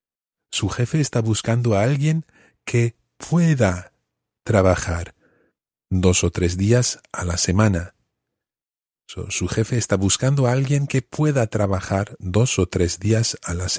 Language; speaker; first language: Spanish; non-native, fluent; English